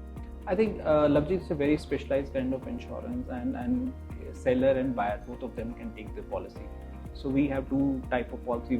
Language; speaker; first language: English; non-native, local second language; Hindi